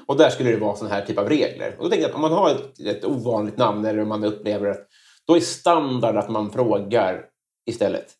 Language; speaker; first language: Swedish; native; Swedish